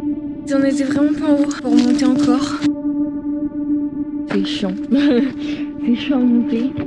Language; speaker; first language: French; native; French